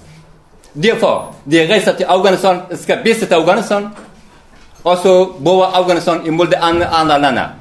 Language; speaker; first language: Danish; non-native, learner; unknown